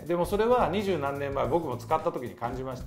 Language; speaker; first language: Japanese; native; Japanese